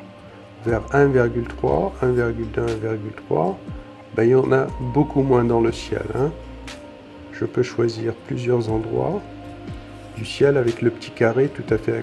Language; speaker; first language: French; native; French